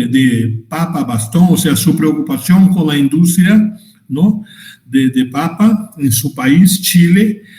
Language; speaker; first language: Spanish; non-native, fluent; Portuguese